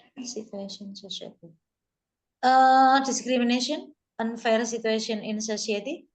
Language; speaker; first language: English; non-native, learner; Indonesian